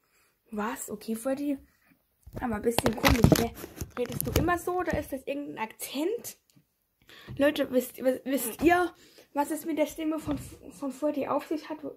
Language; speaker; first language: German; native; German